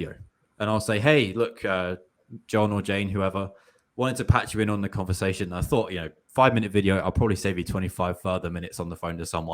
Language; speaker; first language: English; native; English